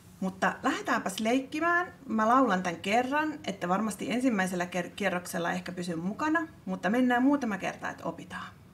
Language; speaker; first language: Finnish; native; Finnish